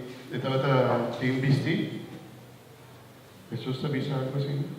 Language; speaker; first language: Spanish; non-native, learner; Papiamento